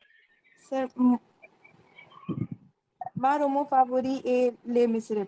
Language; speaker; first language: French; non-native, learner; Hindi